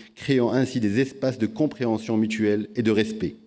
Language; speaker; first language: French; non-native, local second language; Arabic